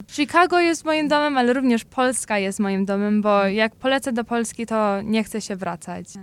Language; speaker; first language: Polish; early bilingual, heritage; Polish